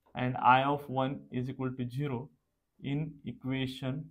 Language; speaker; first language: English; non-native, local second language; Marathi